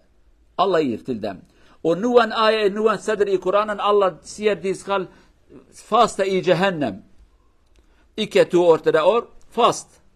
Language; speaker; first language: Norwegian; non-native, fluent; Kurdish